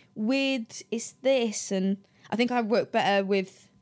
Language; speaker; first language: English; native; English